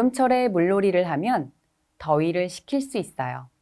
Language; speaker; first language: Korean; native; Korean